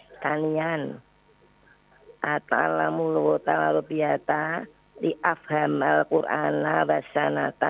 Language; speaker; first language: Arabic; non-native, learner; Indonesian